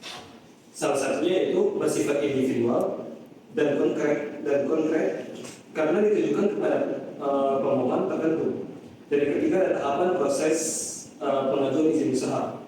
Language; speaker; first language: Indonesian; native; Indonesian